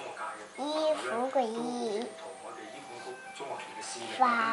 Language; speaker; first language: Chinese; non-native, local second language; Cantonese